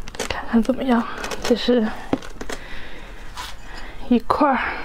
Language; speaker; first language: Chinese; native; Chinese